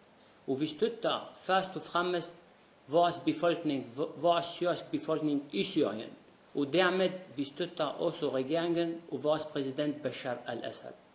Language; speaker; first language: Danish; non-native, fluent; Arabic